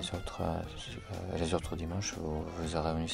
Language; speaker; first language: French; non-native, learner; Serbian